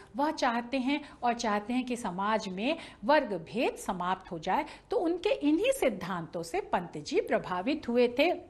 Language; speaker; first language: Hindi; native; Hindi